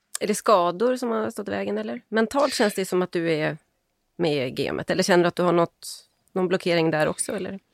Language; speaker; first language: Swedish; native; Swedish